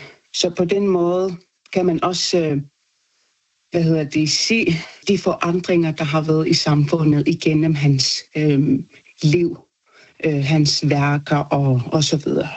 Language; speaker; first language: Danish; non-native, local second language; Kalaallisut